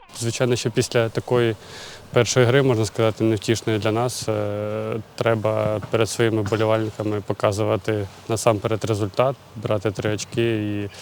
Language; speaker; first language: Ukrainian; native; Ukrainian